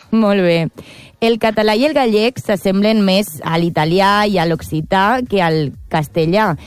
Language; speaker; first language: Catalan; native; Catalan